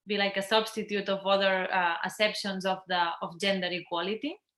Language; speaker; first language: English; non-native, fluent; Catalan